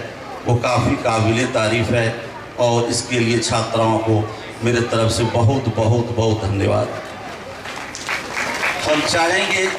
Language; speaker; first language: Hindi; native; Hindi